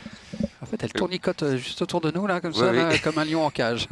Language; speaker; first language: French; native; French